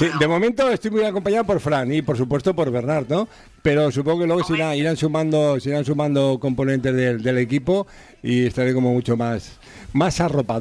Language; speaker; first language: Spanish; native; Spanish